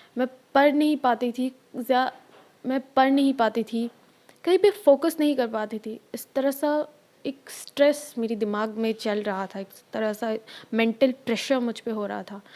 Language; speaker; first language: Hindi; non-native, local second language; Bangla